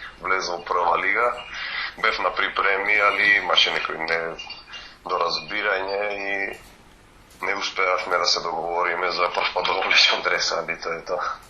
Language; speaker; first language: Macedonian; native; Macedonian